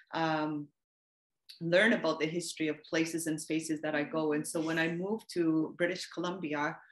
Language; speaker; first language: English; native; English